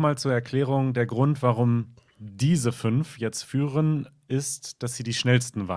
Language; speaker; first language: German; native; German